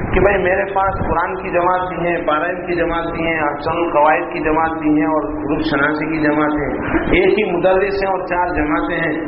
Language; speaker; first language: Urdu; non-native, local second language; Gujarati